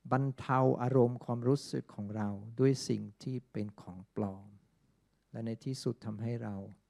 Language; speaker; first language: Thai; non-native, fluent; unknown